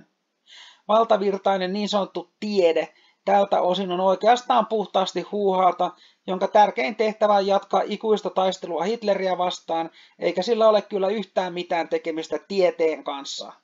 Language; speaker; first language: Finnish; native; Finnish